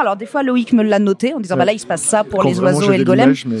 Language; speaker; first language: French; native; French